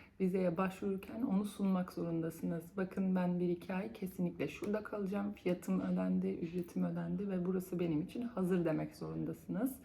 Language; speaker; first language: Turkish; native; Turkish